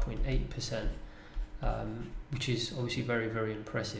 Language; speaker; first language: English; native; English